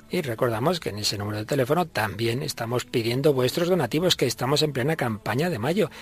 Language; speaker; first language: Spanish; native; Spanish